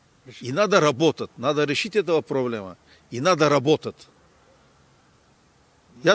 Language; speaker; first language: Russian; non-native, learner; Turkish